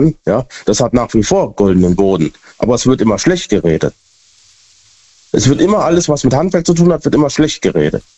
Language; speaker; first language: German; native; German